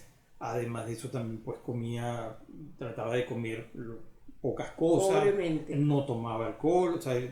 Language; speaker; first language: Spanish; native; Spanish